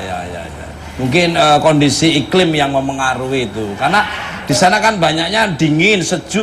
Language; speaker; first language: Indonesian; native; Indonesian